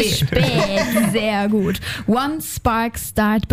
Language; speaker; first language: German; native; German